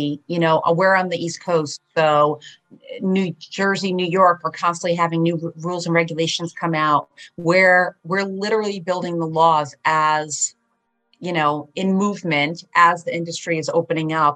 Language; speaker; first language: English; early bilingual, other home language; Polish